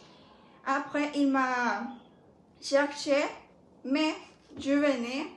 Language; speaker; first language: French; non-native, learner; Spanish